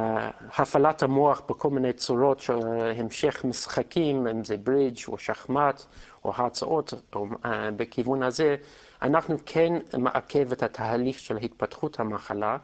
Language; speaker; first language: Hebrew; non-native, fluent; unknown